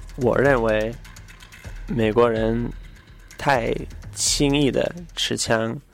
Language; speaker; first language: Chinese; non-native, fluent; English